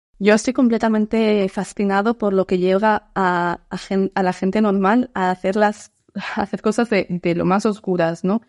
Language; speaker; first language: Spanish; non-native, fluent; Dutch